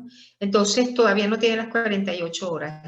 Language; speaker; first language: Spanish; native; Spanish